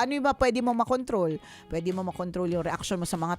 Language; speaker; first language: Filipino; native; Filipino